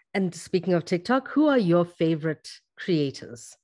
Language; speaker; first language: English; native; English